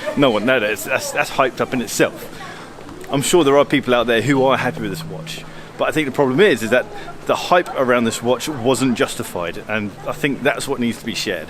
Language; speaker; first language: English; native; English